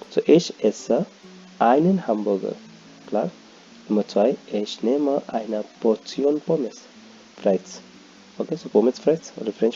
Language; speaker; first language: German; non-native, fluent; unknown